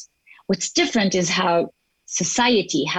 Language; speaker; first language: English; non-native, fluent; Hebrew